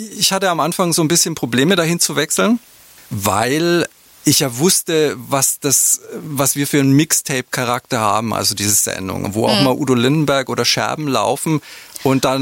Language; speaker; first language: German; native; German